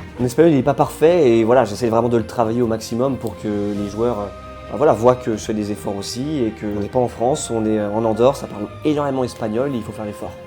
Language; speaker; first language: French; native; French